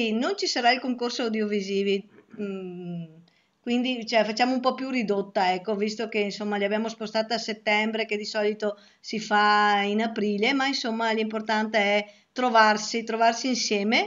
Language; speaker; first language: Italian; native; Italian